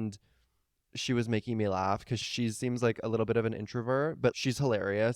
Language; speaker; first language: English; native; English